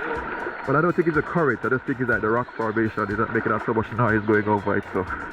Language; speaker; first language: English; native; English